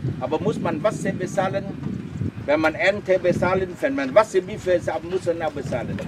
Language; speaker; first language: German; non-native, learner; Vietnamese